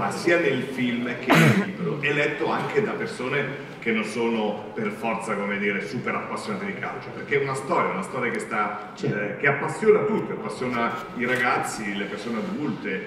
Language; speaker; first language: Italian; native; Italian